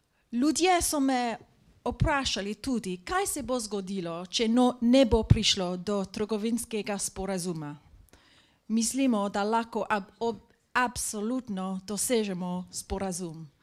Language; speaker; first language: Slovenian; non-native, learner; English